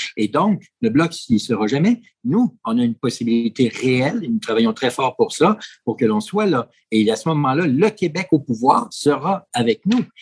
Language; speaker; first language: French; native; French